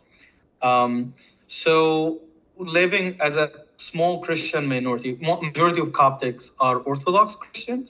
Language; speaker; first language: English; non-native, fluent; Arabic